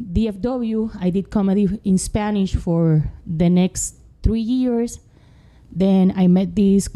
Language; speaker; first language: English; non-native, fluent; Spanish